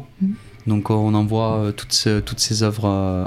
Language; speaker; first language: French; native; French